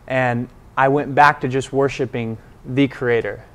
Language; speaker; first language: English; native; English